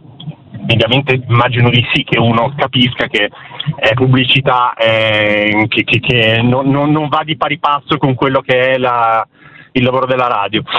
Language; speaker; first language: Italian; native; Italian